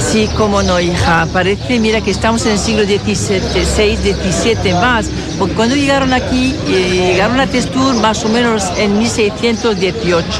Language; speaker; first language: Spanish; non-native, fluent; Arabic